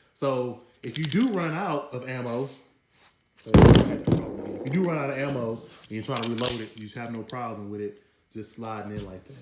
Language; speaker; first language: English; native; English